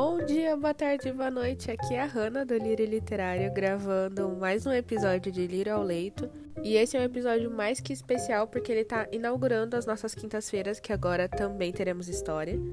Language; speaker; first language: Portuguese; native; Portuguese